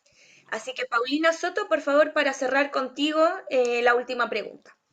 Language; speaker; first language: Spanish; native; Spanish